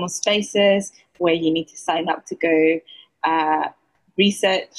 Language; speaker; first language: English; non-native, fluent; Greek